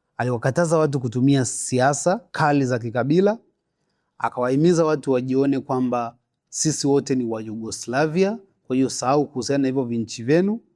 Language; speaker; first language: Swahili; native; Swahili